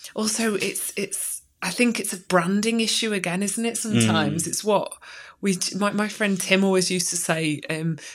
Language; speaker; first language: English; native; English